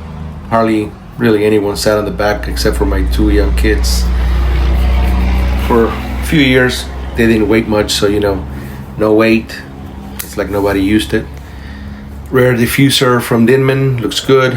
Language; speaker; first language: English; native; English